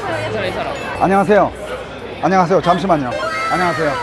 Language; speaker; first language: Korean; native; Korean